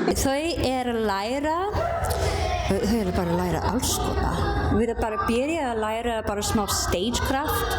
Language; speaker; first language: Icelandic; non-native, learner; English